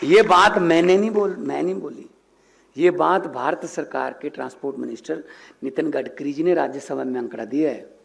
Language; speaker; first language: Hindi; non-native, local second language; Punjabi